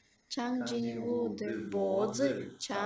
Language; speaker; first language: Chinese; non-native, learner; Kyrgyz